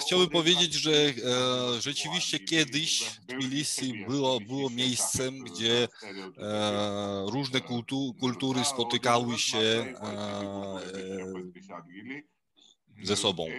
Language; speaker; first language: Polish; non-native, fluent; Georgian